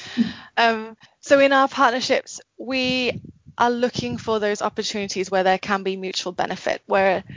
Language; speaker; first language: English; native; English